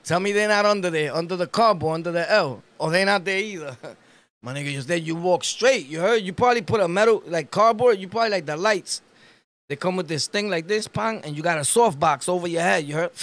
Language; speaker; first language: English; early bilingual, other home language; Spanish